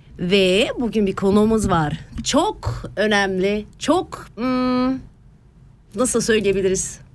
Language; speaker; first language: Turkish; early bilingual, heritage; Turkish